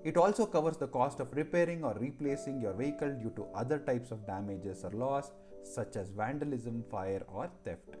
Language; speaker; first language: English; non-native, local second language; Kannada